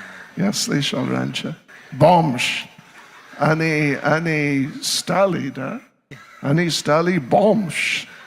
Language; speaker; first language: Russian; non-native, learner; English